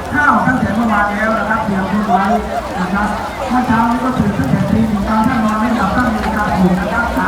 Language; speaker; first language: Thai; native; Thai